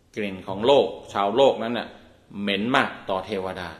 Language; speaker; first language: Thai; native; Thai